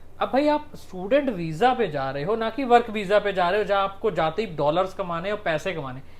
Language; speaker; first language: Hindi; non-native, local second language; Punjabi